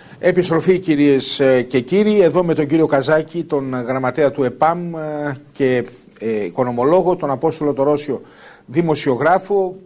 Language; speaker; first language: Greek; native; Greek